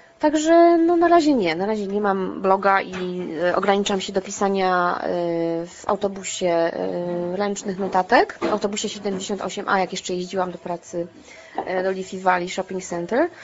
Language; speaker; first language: Polish; native; Polish